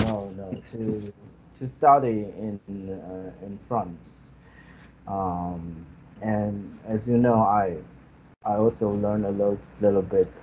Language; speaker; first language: English; non-native, fluent; Chinese